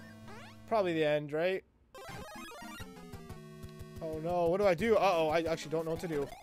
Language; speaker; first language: English; native; English